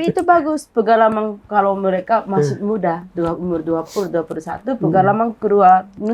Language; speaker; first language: Indonesian; non-native, fluent; Japanese